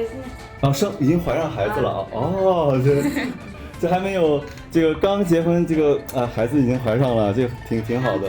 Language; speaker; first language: Chinese; native; Chinese